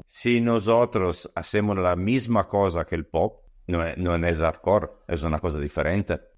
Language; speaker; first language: Spanish; non-native, learner; Italian